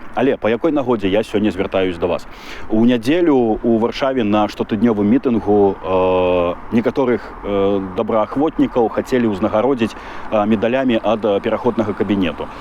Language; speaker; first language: Belarusian; non-native, local second language; Russian